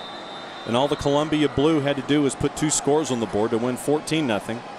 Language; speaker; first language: English; native; English